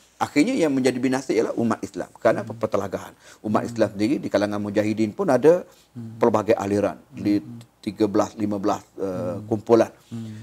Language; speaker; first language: Malay; native; Malay